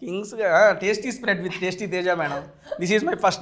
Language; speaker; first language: Telugu; native; Telugu